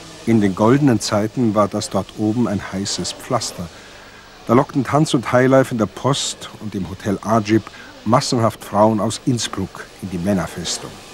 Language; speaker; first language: German; native; German